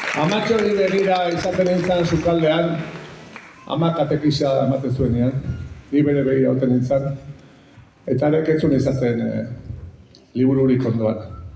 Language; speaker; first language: Basque; non-native, local second language; Spanish